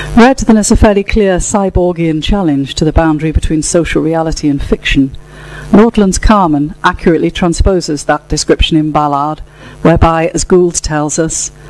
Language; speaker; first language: English; native; English